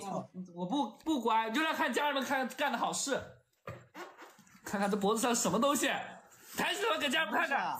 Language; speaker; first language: Chinese; native; Chinese